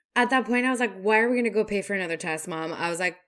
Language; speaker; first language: English; non-native, fluent; Spanish